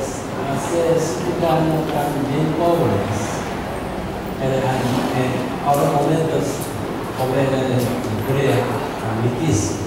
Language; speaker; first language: Spanish; non-native, learner; Korean